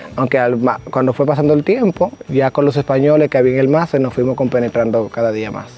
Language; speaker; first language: Spanish; native; Spanish